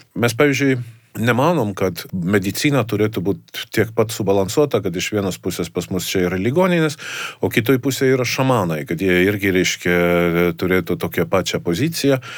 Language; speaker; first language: Lithuanian; non-native, fluent; Estonian